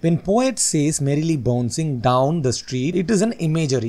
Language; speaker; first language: English; non-native, local second language; Tamil